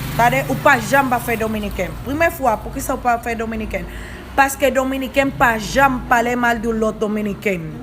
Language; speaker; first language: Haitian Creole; non-native, learner; Spanish